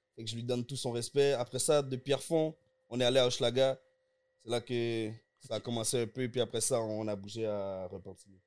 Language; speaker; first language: French; early bilingual, other home language; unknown